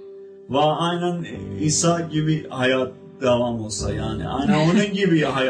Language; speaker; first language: Turkish; non-native, local second language; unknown